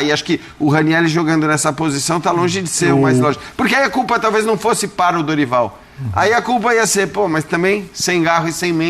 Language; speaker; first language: Portuguese; native; Portuguese